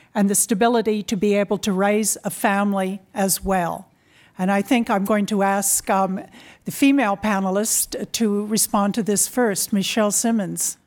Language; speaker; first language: English; native; English